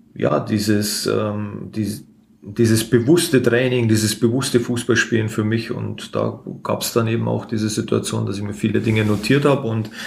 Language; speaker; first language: German; native; German